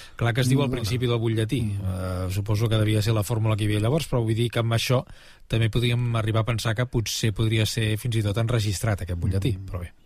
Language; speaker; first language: Catalan; native; Catalan